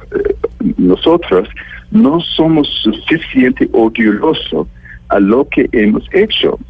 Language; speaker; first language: Spanish; non-native, fluent; English